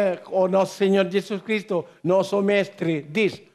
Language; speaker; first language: Portuguese; non-native, learner; Filipino